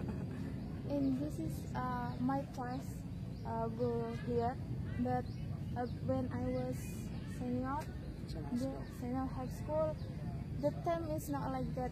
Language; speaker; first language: English; non-native, learner; Javanese